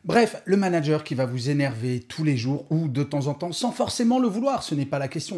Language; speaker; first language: French; native; French